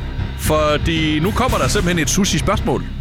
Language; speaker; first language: Danish; native; Danish